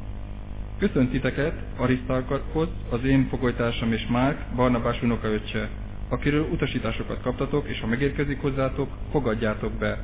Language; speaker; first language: Hungarian; native; Hungarian